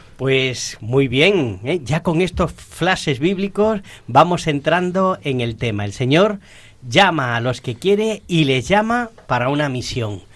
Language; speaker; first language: Spanish; native; Spanish